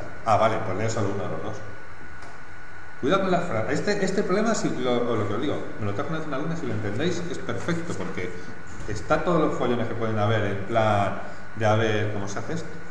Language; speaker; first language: Spanish; native; Spanish